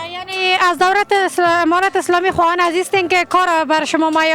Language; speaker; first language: Persian; native; Persian